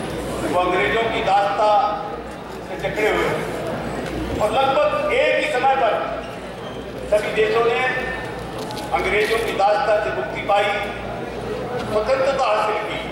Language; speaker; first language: Hindi; native; Hindi